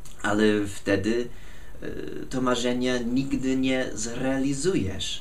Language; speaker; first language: Polish; non-native, fluent; English